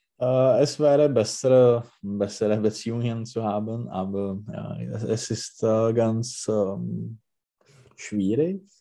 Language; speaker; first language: German; non-native, learner; Czech